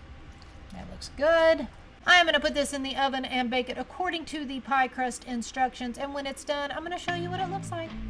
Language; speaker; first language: English; native; English